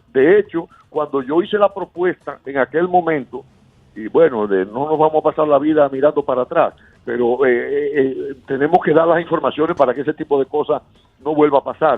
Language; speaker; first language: Spanish; native; Spanish